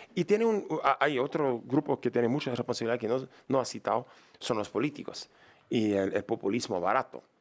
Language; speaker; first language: Spanish; non-native, fluent; English